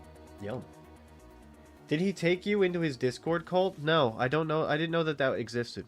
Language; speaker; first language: English; native; English